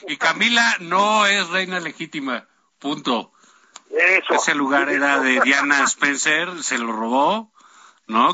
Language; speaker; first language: Spanish; native; Spanish